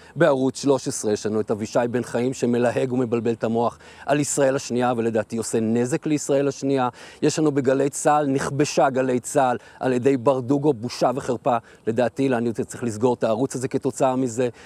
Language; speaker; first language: Hebrew; native; Hebrew